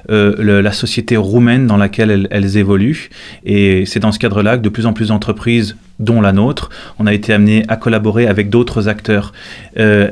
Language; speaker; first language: French; native; French